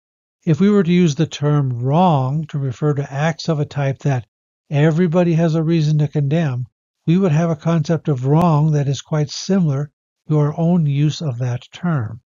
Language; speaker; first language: English; native; English